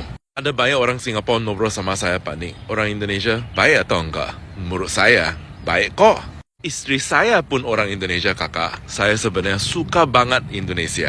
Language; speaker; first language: Indonesian; non-native, learner; English